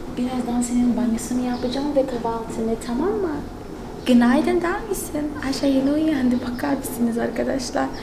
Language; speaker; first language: Turkish; non-native, fluent; Portuguese